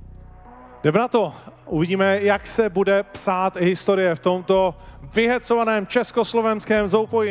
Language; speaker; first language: Czech; native; Czech